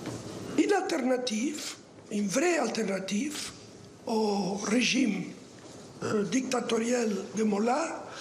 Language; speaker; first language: French; non-native, fluent; Spanish